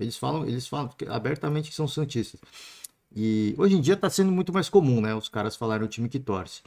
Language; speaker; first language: Portuguese; native; Portuguese